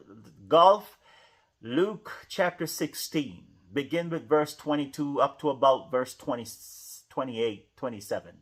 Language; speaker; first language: English; native; English